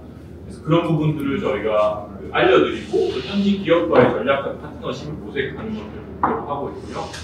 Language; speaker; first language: Korean; native; Korean